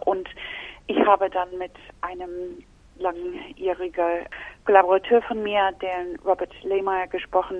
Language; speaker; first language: German; non-native, fluent; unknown